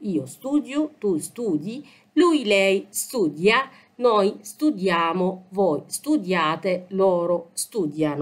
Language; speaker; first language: Italian; non-native, fluent; Arabic